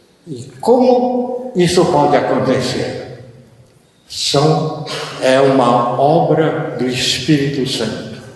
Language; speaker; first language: Portuguese; early bilingual, other home language; Japanese